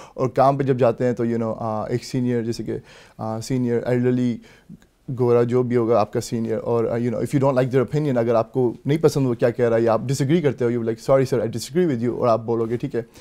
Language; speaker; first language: English; early bilingual, other home language; Hindi